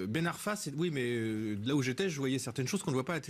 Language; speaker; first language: French; native; French